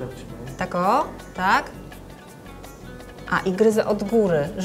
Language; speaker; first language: Polish; native; Polish